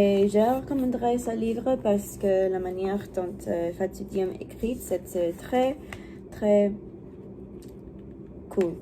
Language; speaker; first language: French; non-native, learner; English